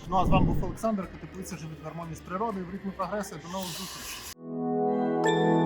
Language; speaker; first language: Ukrainian; native; Ukrainian